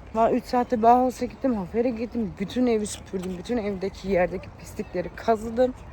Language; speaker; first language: Turkish; early bilingual, heritage; Turkish